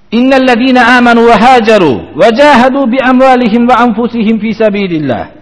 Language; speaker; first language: Uzbek; native; Uzbek